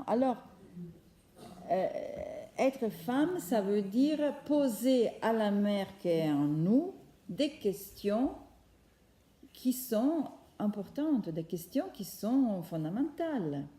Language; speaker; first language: French; non-native, fluent; Italian